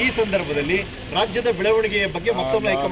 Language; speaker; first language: Kannada; native; Kannada